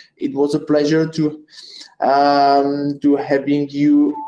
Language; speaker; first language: English; non-native, fluent; Czech